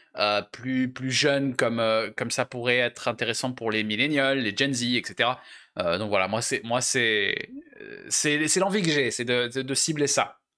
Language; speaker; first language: French; native; French